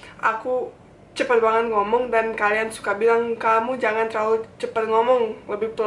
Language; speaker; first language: Indonesian; non-native, fluent; Bosnian